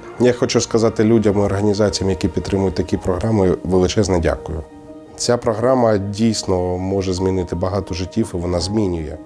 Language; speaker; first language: Ukrainian; native; Ukrainian